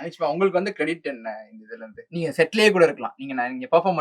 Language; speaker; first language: Tamil; native; Tamil